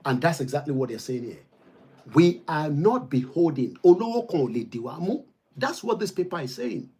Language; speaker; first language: English; non-native, local second language; Yoruba